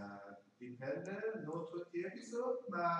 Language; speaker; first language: Italian; non-native, learner; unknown